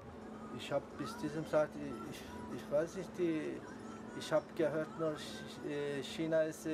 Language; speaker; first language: German; non-native, learner; Chinese